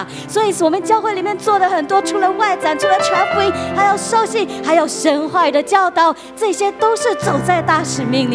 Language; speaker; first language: Chinese; native; Chinese